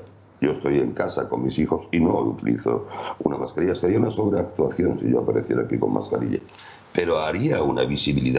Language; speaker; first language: Spanish; native; Spanish